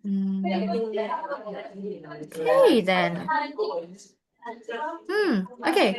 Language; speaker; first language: English; non-native, fluent; Indonesian